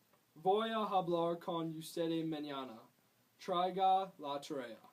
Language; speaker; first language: Spanish; non-native, learner; English